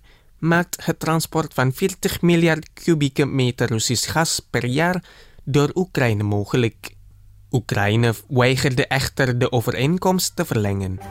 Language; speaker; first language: Dutch; non-native, fluent; Indonesian